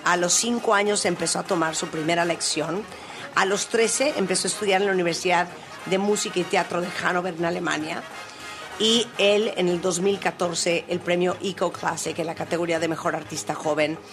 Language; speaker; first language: Spanish; native; Spanish